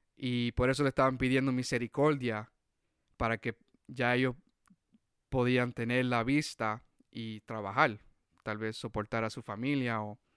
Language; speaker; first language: Spanish; early bilingual, heritage; Spanish